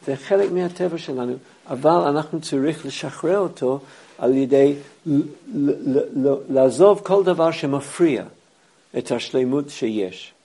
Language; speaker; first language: Hebrew; non-native, fluent; English